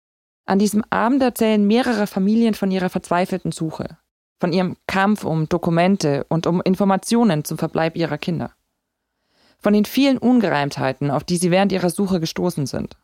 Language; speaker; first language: German; native; German